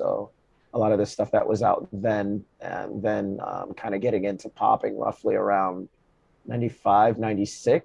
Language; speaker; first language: English; native; English